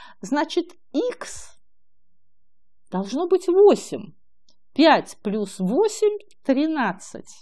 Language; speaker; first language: Russian; native; Russian